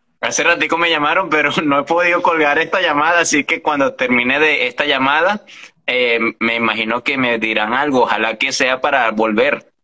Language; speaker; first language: Spanish; early bilingual, other home language; Cantonese